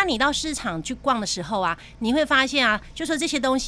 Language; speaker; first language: Chinese; native; Chinese